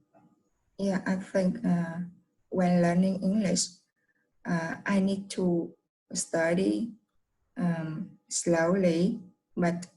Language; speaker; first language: English; non-native, learner; Vietnamese